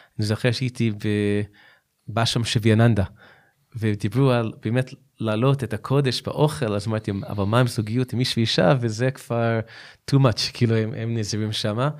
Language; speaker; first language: Hebrew; non-native, fluent; English